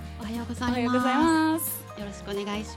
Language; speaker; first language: Japanese; native; Japanese